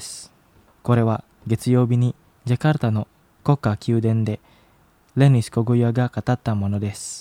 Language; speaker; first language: Japanese; non-native, fluent; Indonesian